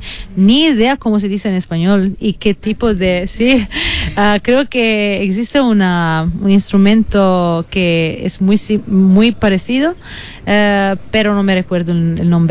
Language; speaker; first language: Spanish; non-native, fluent; Italian